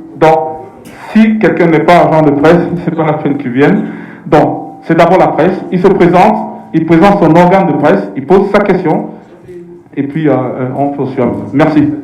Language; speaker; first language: French; non-native, local second language; Lingala